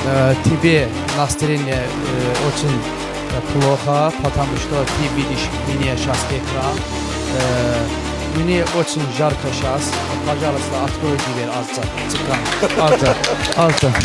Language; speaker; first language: Russian; non-native, learner; Azerbaijani